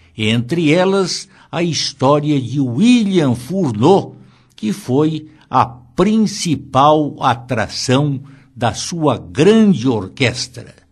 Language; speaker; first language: Portuguese; native; Portuguese